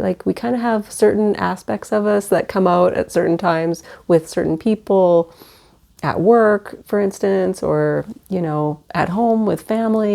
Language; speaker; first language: English; native; English